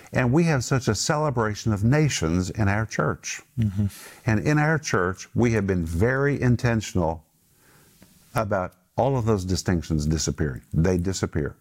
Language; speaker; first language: English; native; English